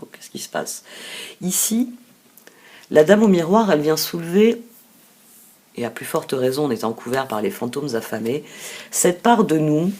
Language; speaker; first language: French; native; French